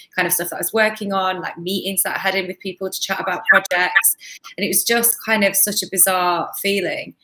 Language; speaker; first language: English; native; English